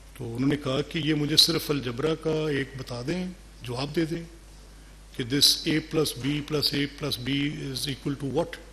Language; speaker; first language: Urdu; non-native, local second language; Punjabi